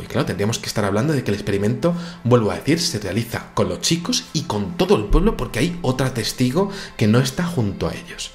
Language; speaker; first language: Spanish; native; Spanish